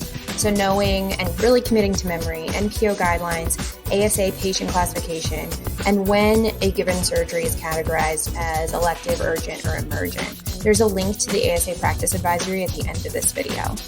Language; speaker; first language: English; native; English